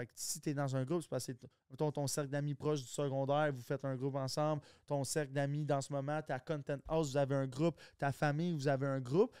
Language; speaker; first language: French; native; French